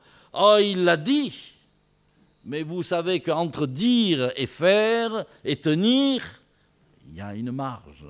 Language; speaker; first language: French; native; French